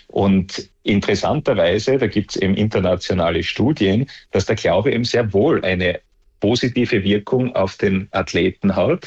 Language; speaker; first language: German; native; German